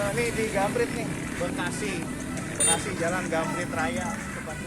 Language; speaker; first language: Indonesian; non-native, local second language; Sundanese